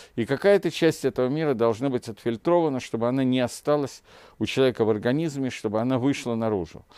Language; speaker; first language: Russian; native; Russian